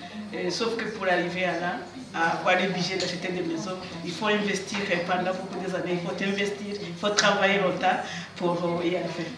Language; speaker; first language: French; non-native, local second language; Kinyarwanda